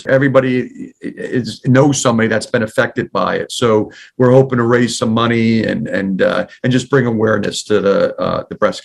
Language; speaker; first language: English; native; English